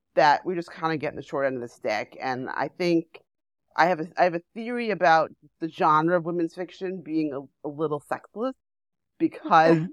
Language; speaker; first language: English; native; English